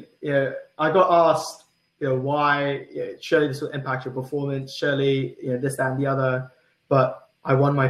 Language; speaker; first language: English; non-native, local second language; Cantonese